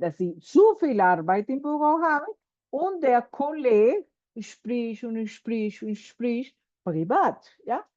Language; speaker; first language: German; non-native, fluent; Spanish